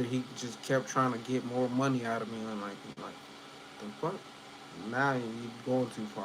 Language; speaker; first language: English; native; English